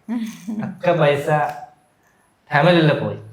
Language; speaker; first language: Malayalam; non-native, learner; Bangla